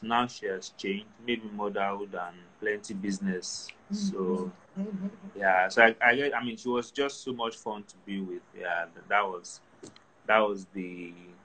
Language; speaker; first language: English; non-native, local second language; Yoruba